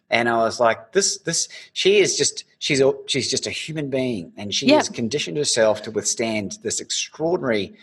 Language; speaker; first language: English; native; English